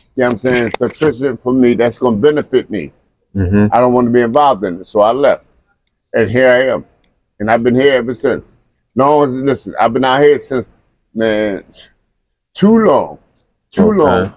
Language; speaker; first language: English; native; English